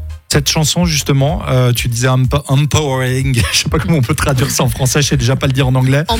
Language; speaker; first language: French; native; French